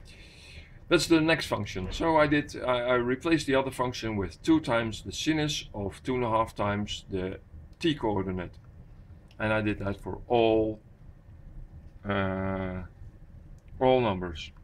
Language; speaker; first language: English; non-native, fluent; Dutch